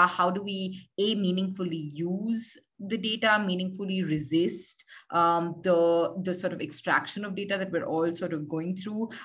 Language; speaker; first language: English; non-native, local second language; Hindi